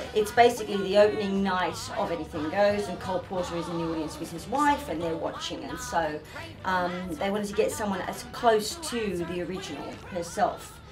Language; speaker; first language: English; native; English